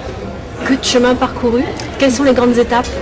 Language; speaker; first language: French; native; French